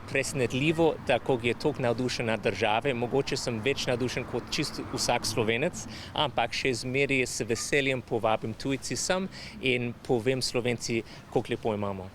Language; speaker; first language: Slovenian; non-native, learner; English